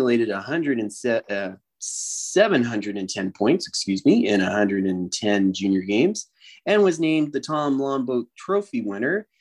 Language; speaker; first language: English; native; English